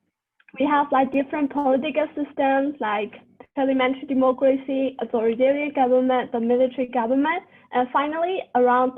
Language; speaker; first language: English; non-native, fluent; Burmese